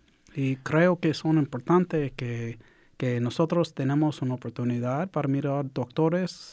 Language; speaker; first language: Spanish; early bilingual, heritage; English